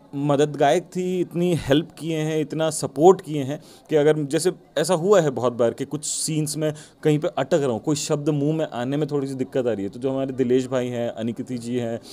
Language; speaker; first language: Hindi; non-native, local second language; Odia